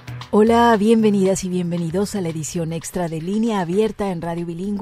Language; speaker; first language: Spanish; native; Spanish